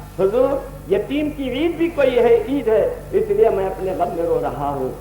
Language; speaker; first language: Urdu; native; Urdu